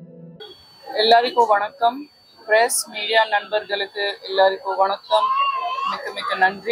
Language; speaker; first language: Tamil; non-native, fluent; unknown